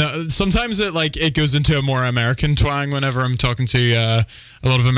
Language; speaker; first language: English; native; English